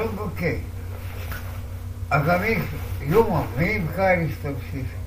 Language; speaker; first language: Estonian; non-native, local second language; Russian